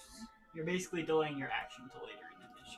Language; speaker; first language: English; native; English